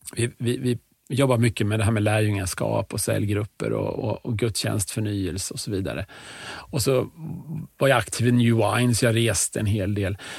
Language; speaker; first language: Swedish; native; Swedish